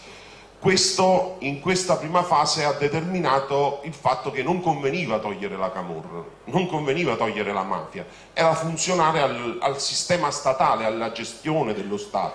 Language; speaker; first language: Italian; native; Italian